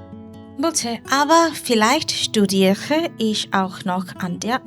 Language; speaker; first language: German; non-native, learner; Bangla